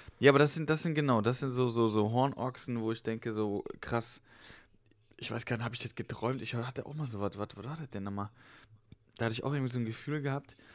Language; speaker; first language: German; native; German